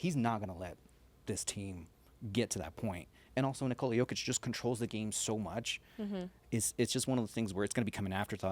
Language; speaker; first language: English; native; English